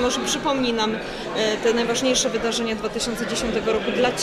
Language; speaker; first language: Polish; native; Polish